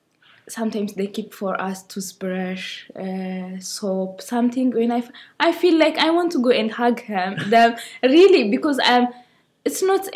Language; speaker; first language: English; non-native, learner; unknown